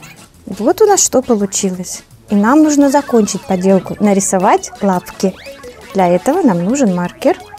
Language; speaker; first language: Russian; native; Russian